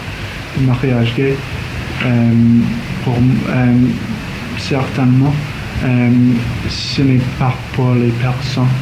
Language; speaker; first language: French; non-native, learner; English